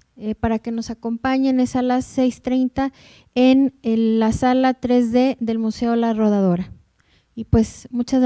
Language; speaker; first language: Spanish; native; Spanish